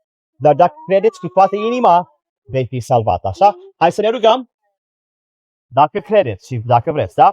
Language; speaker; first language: Romanian; non-native, learner; English